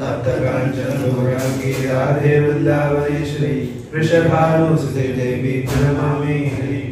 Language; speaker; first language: Hindi; non-native, fluent; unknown